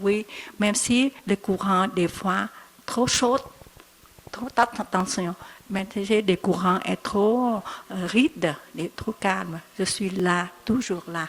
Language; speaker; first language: French; non-native, learner; Vietnamese